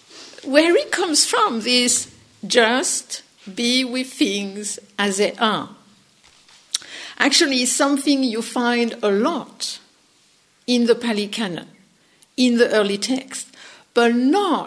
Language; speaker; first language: English; non-native, fluent; French